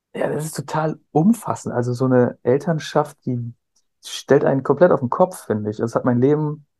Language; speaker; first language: German; native; German